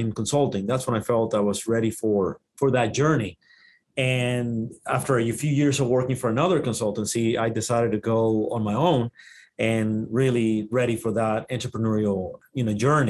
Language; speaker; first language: English; non-native, fluent; Spanish